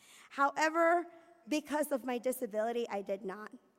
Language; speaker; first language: English; early bilingual, other home language; Spanish